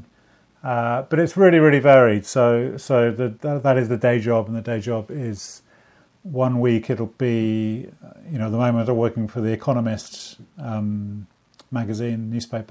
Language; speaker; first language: English; native; English